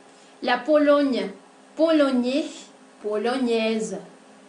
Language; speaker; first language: French; non-native, fluent; Spanish